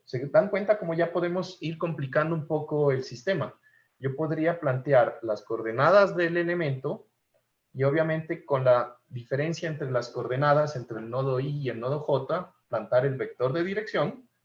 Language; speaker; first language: Spanish; native; Spanish